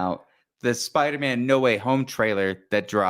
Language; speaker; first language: English; native; English